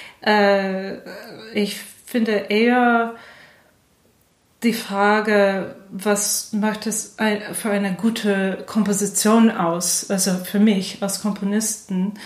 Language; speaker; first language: German; non-native, fluent; English